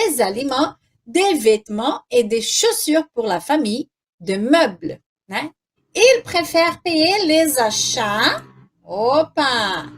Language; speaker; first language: French; non-native, fluent; Portuguese